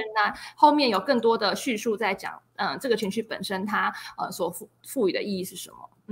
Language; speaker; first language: Chinese; native; Chinese